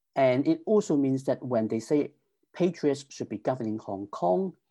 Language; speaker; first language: English; non-native, local second language; Cantonese